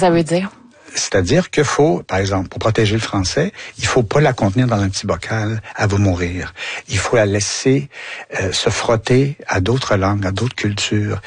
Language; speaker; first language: French; native; French